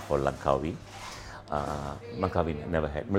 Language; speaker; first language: English; non-native, local second language; Tamil